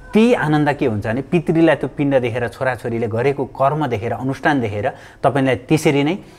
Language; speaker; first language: Nepali; native; Nepali